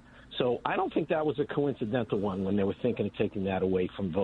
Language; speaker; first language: English; native; English